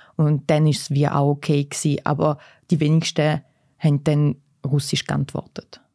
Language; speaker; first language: German; early bilingual, other home language; Russian